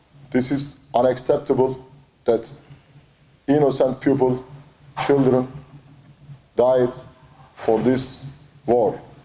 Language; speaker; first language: English; non-native, learner; Turkish